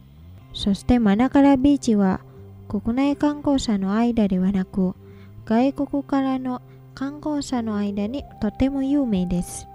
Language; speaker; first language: Japanese; non-native, fluent; Indonesian